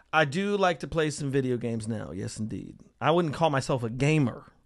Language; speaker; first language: English; native; English